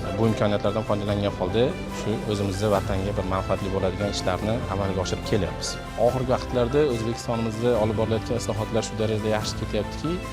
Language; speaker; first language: Uzbek; native; Uzbek